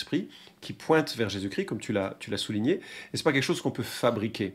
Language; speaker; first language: French; native; French